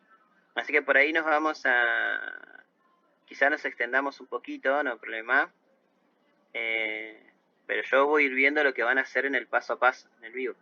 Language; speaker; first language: Spanish; native; Spanish